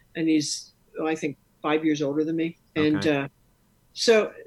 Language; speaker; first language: English; native; English